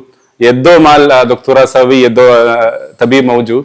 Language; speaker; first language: Arabic; non-native, learner; Malayalam